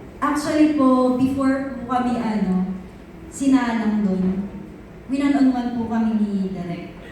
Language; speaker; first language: Filipino; native; Filipino